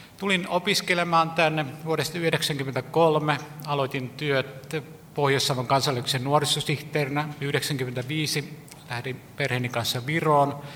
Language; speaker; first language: Finnish; native; Finnish